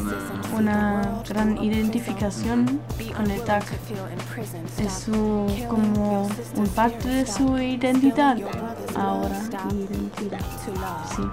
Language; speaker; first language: Spanish; non-native, learner; German